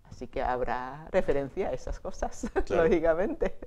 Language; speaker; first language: Spanish; non-native, fluent; Japanese